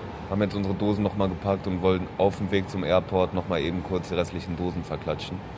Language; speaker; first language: German; native; German